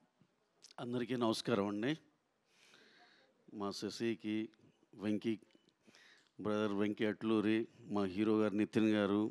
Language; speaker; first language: Telugu; native; Telugu